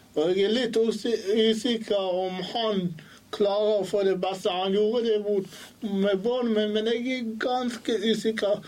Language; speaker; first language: Norwegian; early bilingual, other home language; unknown